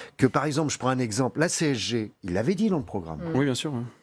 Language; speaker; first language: French; native; French